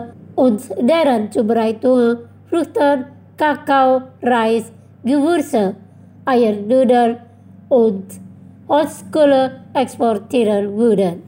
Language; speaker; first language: German; non-native, fluent; Indonesian